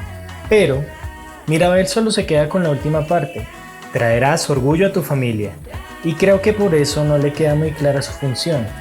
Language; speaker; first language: Spanish; native; Spanish